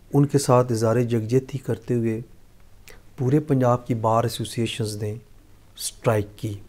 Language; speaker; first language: Urdu; non-native, local second language; Punjabi